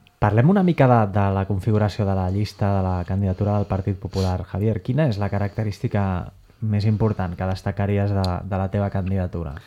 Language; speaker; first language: Catalan; native; Catalan